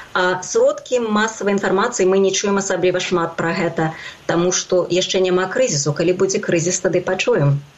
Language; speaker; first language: Belarusian; native; Belarusian